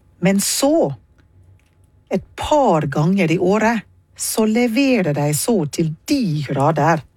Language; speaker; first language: Norwegian; non-native, fluent; English